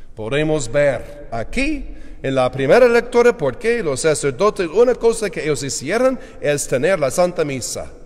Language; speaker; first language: Spanish; non-native, learner; English